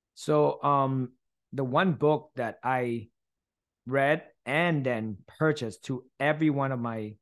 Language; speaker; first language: English; early bilingual, other home language; Thai